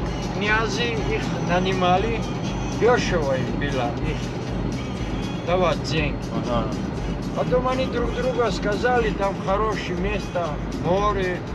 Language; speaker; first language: Russian; non-native, learner; Georgian